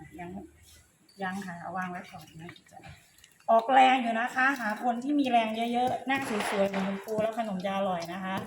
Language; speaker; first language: Thai; native; Thai